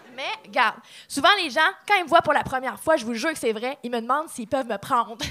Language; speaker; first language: French; native; French